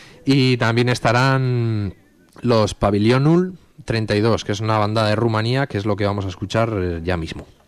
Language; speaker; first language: Spanish; native; Spanish